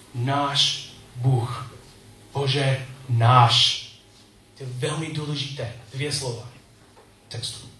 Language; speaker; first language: Czech; non-native, learner; English